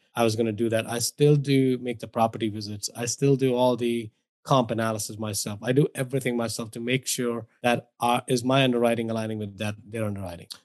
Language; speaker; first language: English; non-native, local second language; Hindi